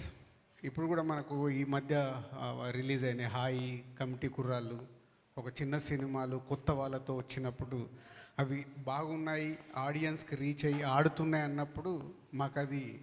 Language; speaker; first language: Telugu; native; Telugu